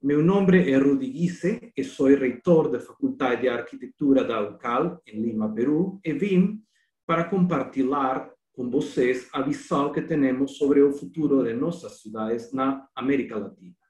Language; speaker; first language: Portuguese; non-native, learner; Spanish